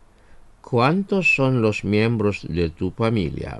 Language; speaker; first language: Spanish; non-native, fluent; Indonesian